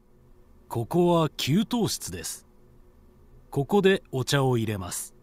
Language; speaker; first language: Japanese; non-native, learner; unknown